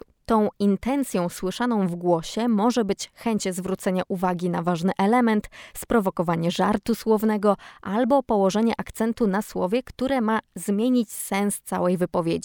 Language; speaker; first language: Polish; native; Polish